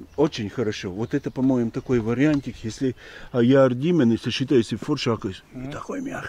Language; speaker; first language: Russian; non-native, local second language; Latvian